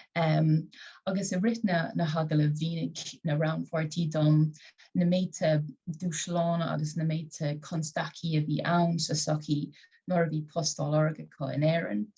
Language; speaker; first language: Irish; native; Irish